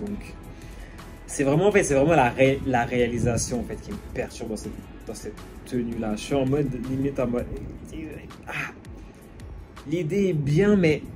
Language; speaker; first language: French; native; French